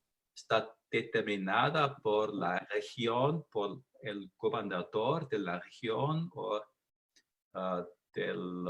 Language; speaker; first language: Spanish; non-native, learner; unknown